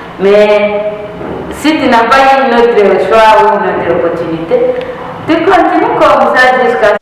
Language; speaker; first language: French; non-native, local second language; Rundi